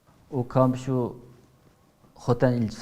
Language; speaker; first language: Turkish; non-native, learner; Uyghur